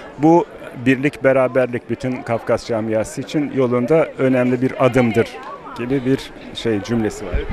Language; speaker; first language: Turkish; non-native, fluent; Ossetic